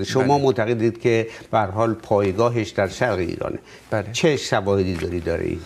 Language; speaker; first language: Persian; native; Persian